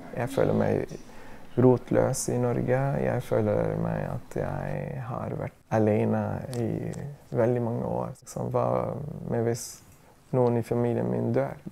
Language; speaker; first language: Norwegian; non-native, fluent; Arabic